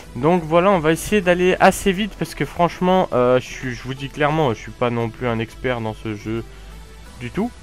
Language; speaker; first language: French; native; French